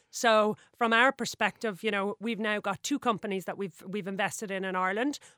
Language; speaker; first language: English; native; English